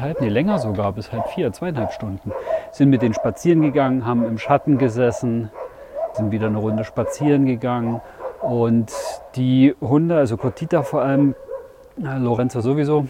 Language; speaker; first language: German; native; German